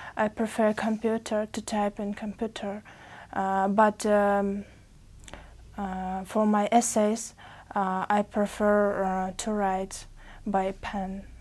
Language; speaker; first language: English; non-native, fluent; Uzbek